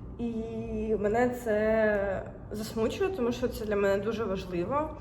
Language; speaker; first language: Ukrainian; native; Ukrainian